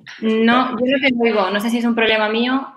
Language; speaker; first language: Spanish; native; Spanish